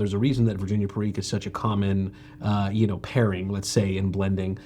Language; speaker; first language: English; native; English